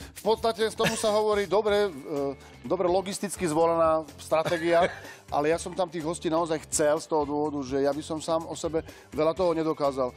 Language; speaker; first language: Slovak; native; Slovak